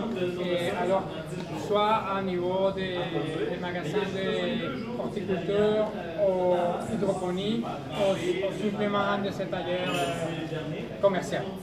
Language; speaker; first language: French; non-native, fluent; Spanish